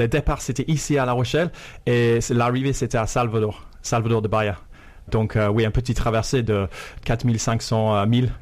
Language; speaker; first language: French; non-native, fluent; English